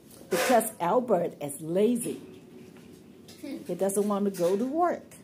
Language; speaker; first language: English; non-native, fluent; Chinese